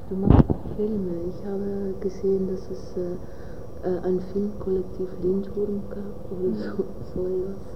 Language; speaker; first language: German; non-native, learner; Dutch